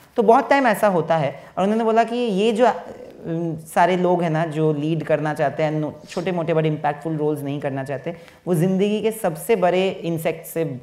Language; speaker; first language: Hindi; non-native, local second language; Bangla